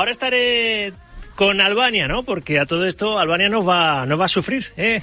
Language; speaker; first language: Spanish; native; Spanish